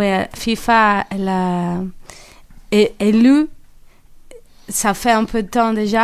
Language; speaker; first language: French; non-native, learner; Portuguese